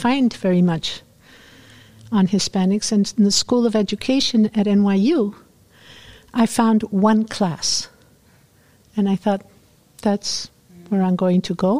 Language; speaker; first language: English; non-native, fluent; Spanish